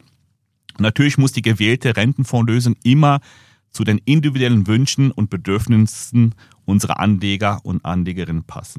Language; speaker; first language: German; native; German